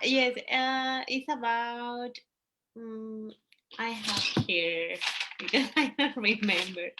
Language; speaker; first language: English; non-native, learner; Spanish